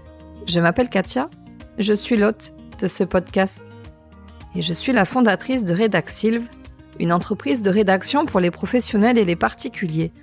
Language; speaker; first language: French; native; French